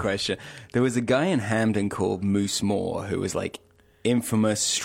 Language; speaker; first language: English; native; English